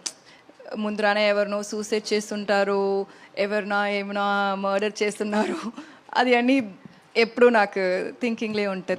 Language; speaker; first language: Telugu; non-native, learner; Tamil